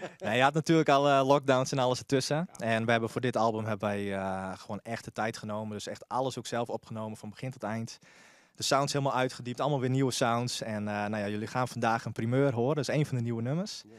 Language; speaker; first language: Dutch; native; Dutch